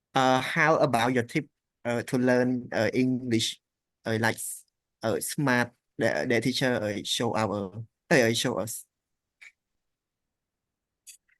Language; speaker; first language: English; non-native, learner; Khmer